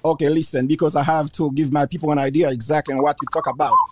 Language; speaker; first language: English; non-native, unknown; Haitian Creole